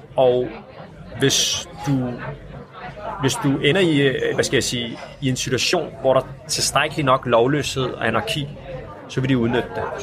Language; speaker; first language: Danish; early bilingual, other home language; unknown